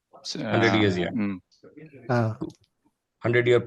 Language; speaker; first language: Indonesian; non-native, learner; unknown